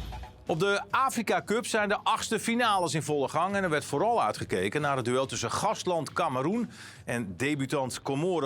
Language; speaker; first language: Dutch; native; Dutch